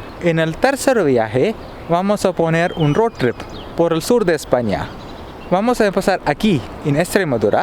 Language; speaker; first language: Spanish; non-native, learner; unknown